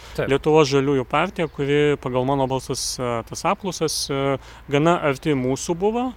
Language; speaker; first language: Lithuanian; native; Lithuanian